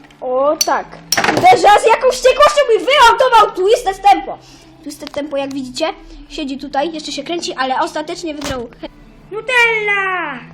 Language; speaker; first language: Polish; native; Polish